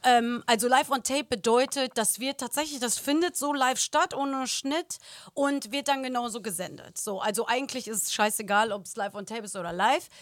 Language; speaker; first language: German; native; German